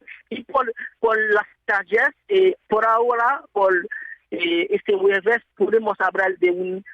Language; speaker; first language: Spanish; non-native, fluent; Haitian Creole